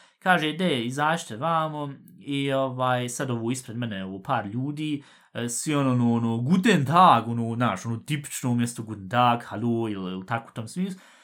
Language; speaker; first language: Bosnian; early bilingual, heritage; Bosnian